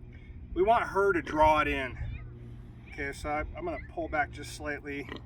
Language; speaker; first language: English; native; English